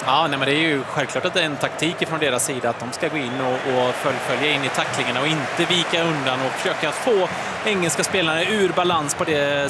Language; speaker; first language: Swedish; native; Swedish